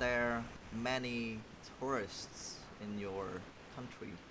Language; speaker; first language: English; non-native, fluent; Vietnamese